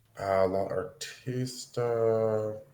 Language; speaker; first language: Spanish; non-native, learner; English